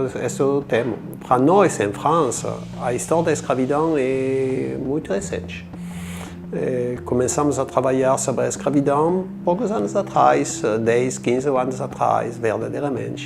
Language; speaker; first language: Portuguese; non-native, fluent; French